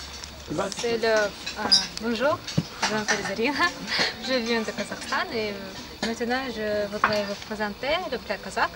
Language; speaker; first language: French; non-native, learner; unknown